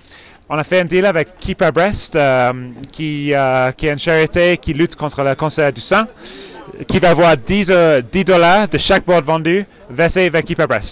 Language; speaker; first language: French; non-native, fluent; English